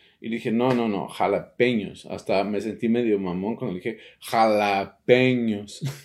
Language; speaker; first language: Spanish; early bilingual, heritage; Spanish